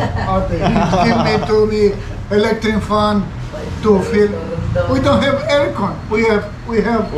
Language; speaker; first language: English; non-native, learner; Spanish